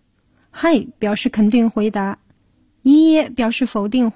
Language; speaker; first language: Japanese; non-native, fluent; Chinese